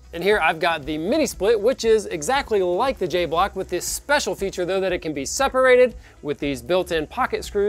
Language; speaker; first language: English; native; English